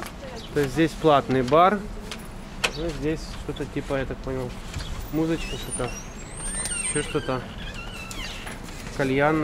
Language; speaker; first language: Russian; native; Russian